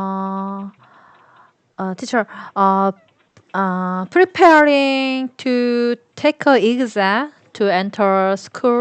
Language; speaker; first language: English; non-native, learner; Korean